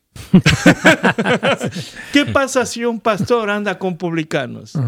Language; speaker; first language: Spanish; non-native, fluent; Korean